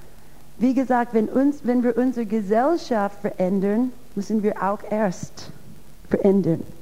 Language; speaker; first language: German; non-native, fluent; English